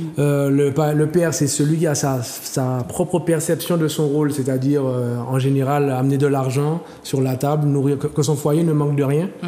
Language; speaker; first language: French; native; French